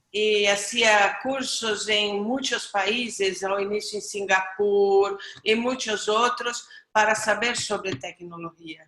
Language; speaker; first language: Portuguese; non-native, learner; Spanish